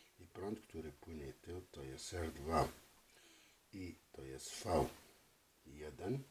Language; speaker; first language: Polish; non-native, fluent; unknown